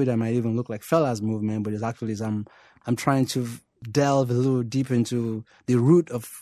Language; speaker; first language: English; non-native, local second language; Yoruba